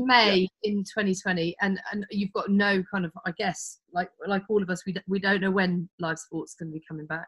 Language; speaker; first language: English; native; English